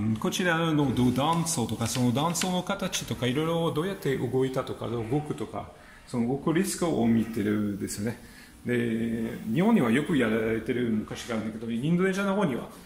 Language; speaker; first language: Japanese; non-native, fluent; French